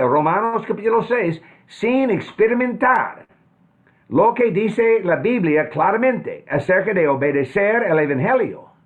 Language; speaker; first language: Spanish; non-native, fluent; English